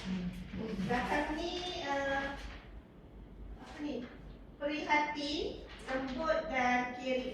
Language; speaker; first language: Malay; native; Malay